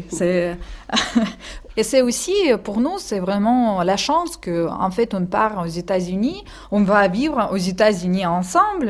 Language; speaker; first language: French; non-native, fluent; Russian